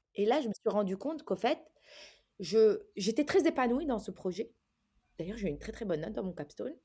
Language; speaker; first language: French; early bilingual, other home language; Arabic